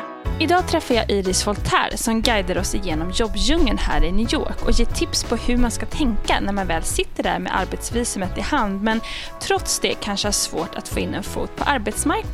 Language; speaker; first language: Swedish; native; Swedish